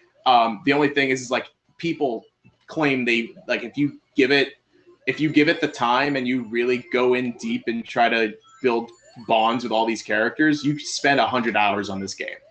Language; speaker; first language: English; native; English